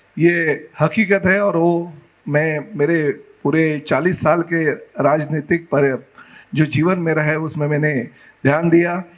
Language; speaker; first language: Hindi; non-native, local second language; Marathi